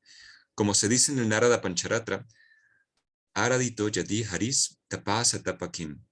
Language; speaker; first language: Spanish; native; Spanish